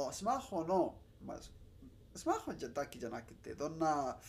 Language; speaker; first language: Japanese; non-native, learner; Spanish